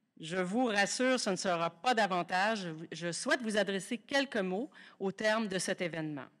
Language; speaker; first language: French; native; French